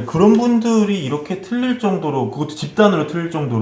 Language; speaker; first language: Korean; native; Korean